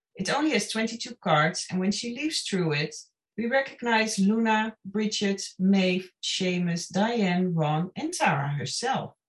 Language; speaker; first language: English; non-native, fluent; Dutch